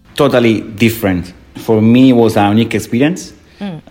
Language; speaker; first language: English; non-native, fluent; Italian